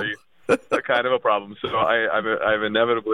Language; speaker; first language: English; early bilingual, other home language; Russian